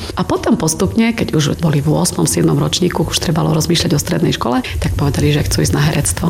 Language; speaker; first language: Slovak; non-native, local second language; Romany